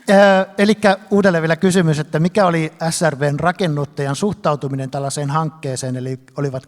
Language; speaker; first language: Finnish; native; Finnish